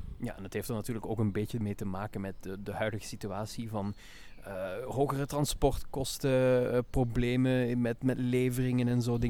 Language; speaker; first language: Dutch; native; Dutch